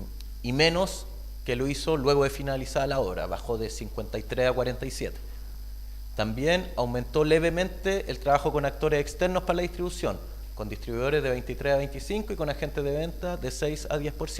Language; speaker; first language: Spanish; native; Spanish